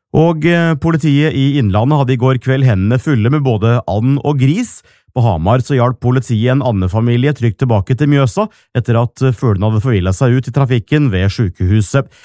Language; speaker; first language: Norwegian; native; Norwegian